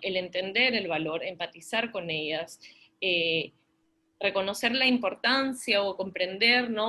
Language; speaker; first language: Spanish; native; Spanish